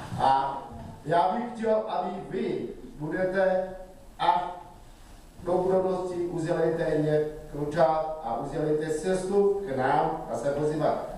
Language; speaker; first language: Czech; non-native, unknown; Vietnamese